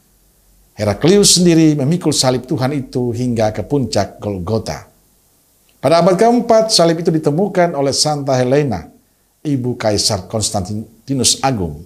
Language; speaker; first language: Indonesian; native; Indonesian